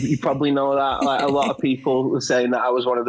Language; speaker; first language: English; native; English